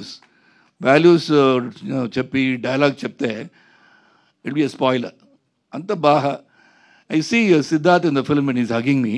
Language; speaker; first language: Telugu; non-native, local second language; Tamil